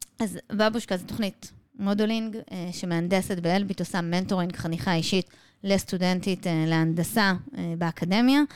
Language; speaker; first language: Hebrew; native; Hebrew